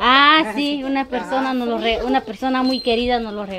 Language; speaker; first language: Spanish; native; Spanish